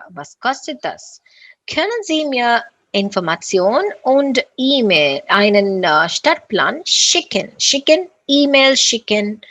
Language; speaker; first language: German; non-native, learner; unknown